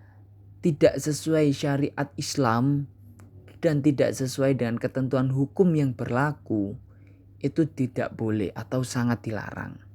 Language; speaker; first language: Indonesian; native; Indonesian